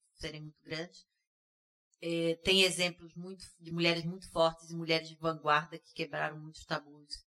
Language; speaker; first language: Portuguese; early bilingual, heritage; English